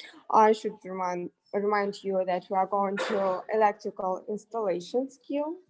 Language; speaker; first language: English; non-native, fluent; Russian